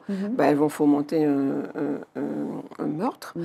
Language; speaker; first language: French; native; French